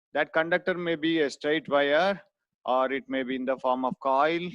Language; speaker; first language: English; non-native, local second language; Kannada